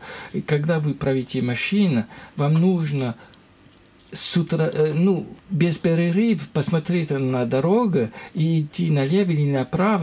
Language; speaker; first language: Russian; non-native, learner; French